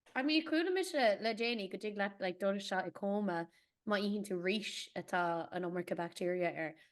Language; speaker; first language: Irish; native; Irish